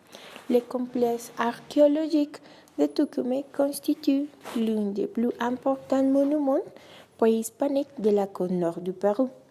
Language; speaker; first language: French; non-native, learner; Spanish